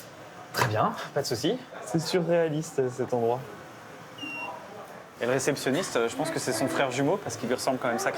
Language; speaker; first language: French; native; French